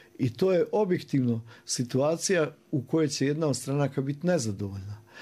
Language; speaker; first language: Croatian; native; Croatian